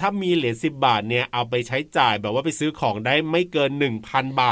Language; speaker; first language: Thai; native; Thai